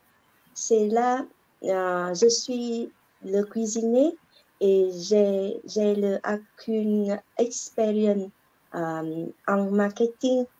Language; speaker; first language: French; non-native, learner; Vietnamese